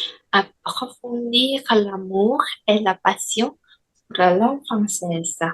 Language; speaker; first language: French; non-native, learner; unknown